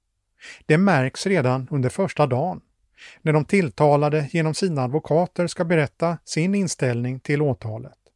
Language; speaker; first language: Swedish; native; Swedish